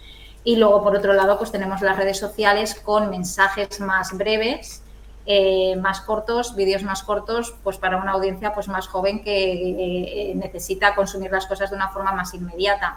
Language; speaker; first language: Spanish; native; Spanish